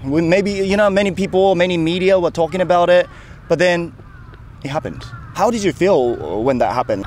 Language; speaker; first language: English; non-native, fluent; Japanese